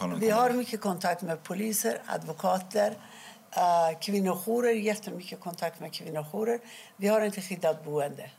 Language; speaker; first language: Swedish; non-native, fluent; Persian